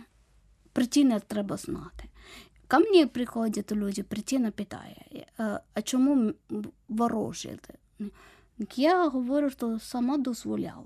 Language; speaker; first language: Ukrainian; non-native, fluent; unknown